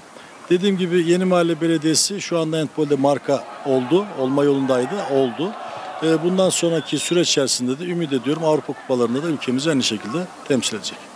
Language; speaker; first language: Turkish; native; Turkish